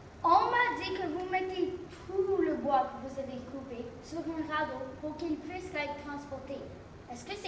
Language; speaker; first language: French; non-native, learner; English